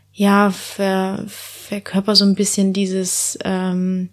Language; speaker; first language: German; early bilingual, heritage; Spanish